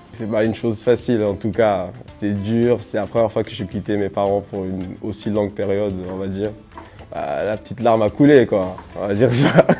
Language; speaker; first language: French; non-native, local second language; Somali